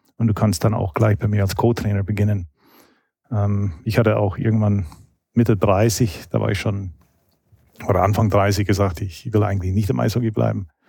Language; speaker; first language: German; non-native, fluent; English